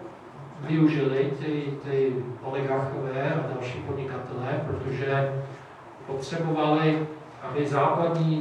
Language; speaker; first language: Czech; non-native, fluent; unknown